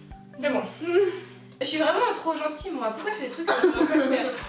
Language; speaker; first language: French; native; French